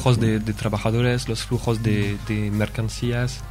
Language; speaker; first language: Spanish; non-native, fluent; French